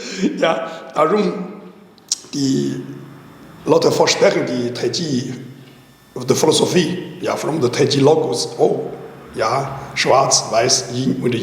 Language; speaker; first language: German; non-native, learner; Chinese